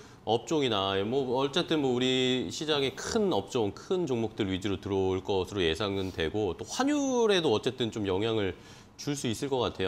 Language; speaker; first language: Korean; native; Korean